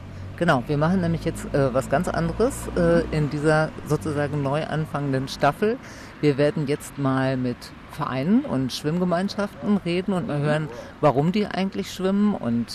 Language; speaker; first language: German; native; German